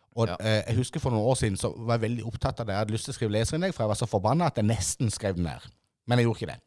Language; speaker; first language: Norwegian; native; Norwegian